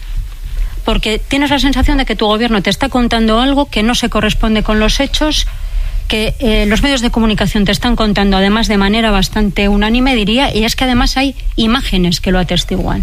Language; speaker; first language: Spanish; native; Spanish